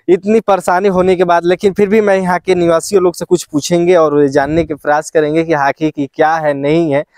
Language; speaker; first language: Hindi; native; Hindi